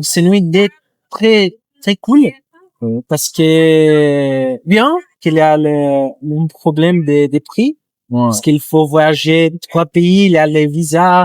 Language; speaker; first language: French; non-native, learner; Portuguese